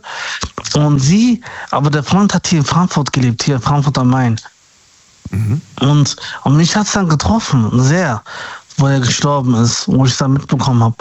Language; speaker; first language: German; native; German